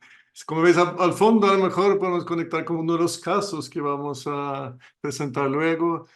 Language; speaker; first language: Spanish; non-native, fluent; Swedish